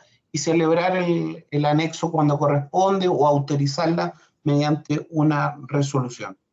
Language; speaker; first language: Spanish; native; Spanish